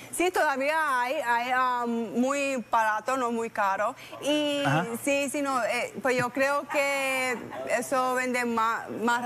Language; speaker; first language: Spanish; early bilingual, heritage; Spanish